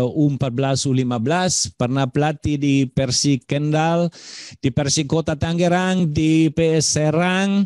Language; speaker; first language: Indonesian; non-native, fluent; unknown